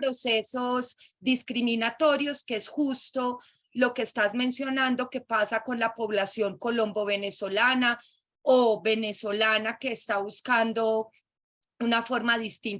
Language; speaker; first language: Spanish; native; Spanish